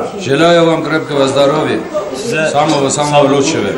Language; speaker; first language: Russian; non-native, local second language; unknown